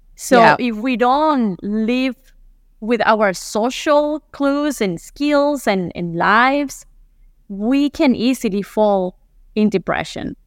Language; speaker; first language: English; non-native, fluent; Spanish